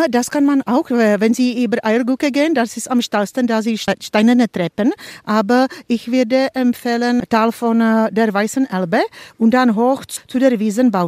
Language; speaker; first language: German; non-native, fluent; Czech